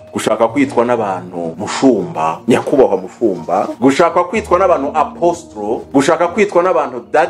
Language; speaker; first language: Kinyarwanda; early bilingual, heritage; Kinyarwanda